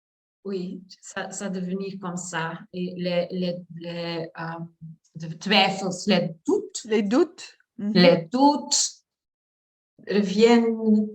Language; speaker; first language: French; non-native, learner; Dutch